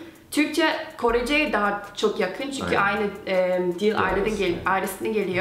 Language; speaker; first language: Turkish; non-native, fluent; Korean